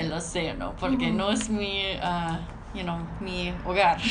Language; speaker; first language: Spanish; non-native, learner; English